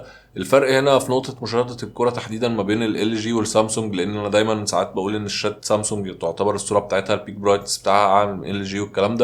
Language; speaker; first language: Arabic; native; Arabic